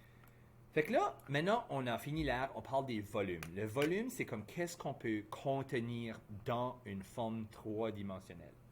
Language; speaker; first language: French; native; French